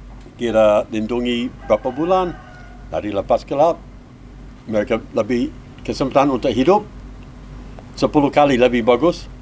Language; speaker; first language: Indonesian; non-native, learner; English